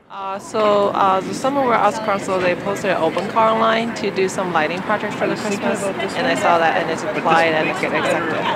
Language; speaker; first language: English; non-native, learner; Chinese